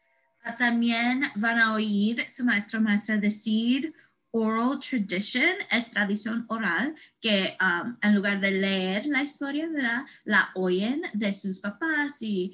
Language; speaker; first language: Spanish; early bilingual, heritage; Spanish